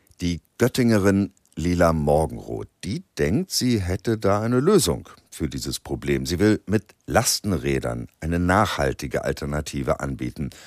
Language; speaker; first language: German; native; German